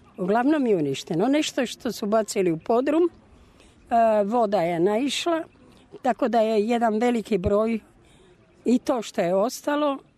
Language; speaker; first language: Serbian; native; Serbian